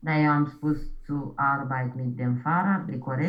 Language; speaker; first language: German; non-native, learner; Romanian